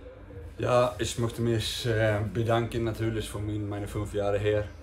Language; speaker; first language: German; non-native, fluent; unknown